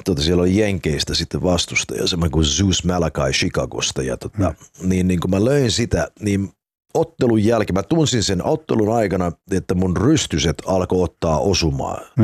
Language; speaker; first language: Finnish; early bilingual, heritage; Finnish